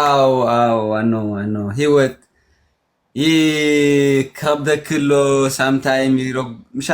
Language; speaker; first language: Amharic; non-native, learner; Tigrinya